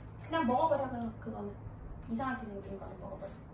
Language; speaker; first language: Korean; native; Korean